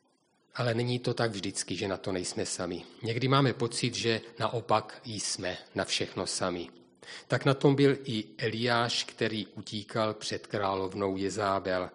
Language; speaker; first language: Czech; native; Czech